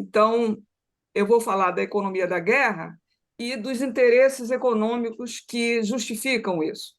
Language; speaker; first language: Portuguese; native; Portuguese